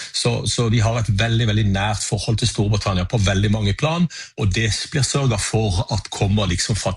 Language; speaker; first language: Norwegian; native; Norwegian